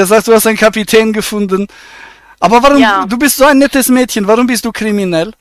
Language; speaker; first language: German; native; German